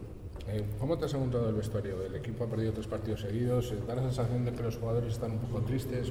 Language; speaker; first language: Spanish; native; Spanish